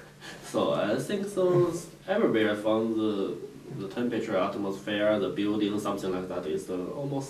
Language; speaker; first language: English; non-native, learner; Chinese